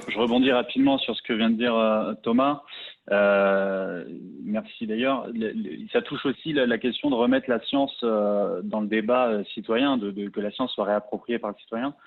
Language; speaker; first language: French; native; French